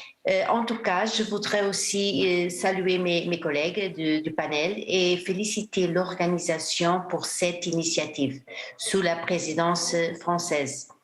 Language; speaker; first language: French; non-native, fluent; Portuguese